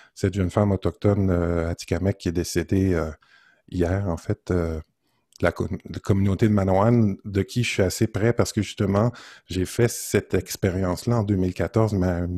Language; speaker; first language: French; native; French